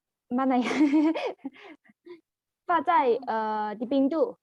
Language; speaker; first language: Indonesian; non-native, learner; Chinese